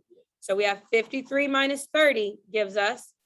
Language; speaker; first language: English; native; English